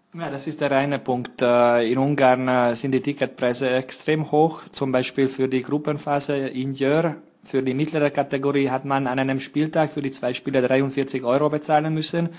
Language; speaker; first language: German; non-native, fluent; Hungarian